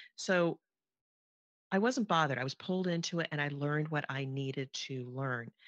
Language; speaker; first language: English; native; English